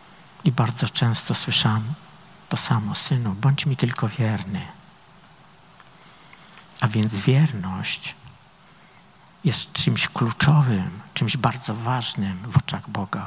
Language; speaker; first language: Polish; native; Polish